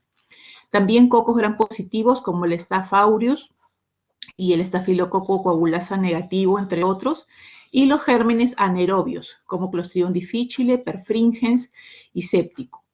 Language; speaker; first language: Spanish; native; Spanish